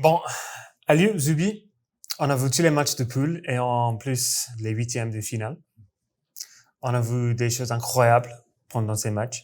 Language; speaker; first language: French; non-native, fluent; English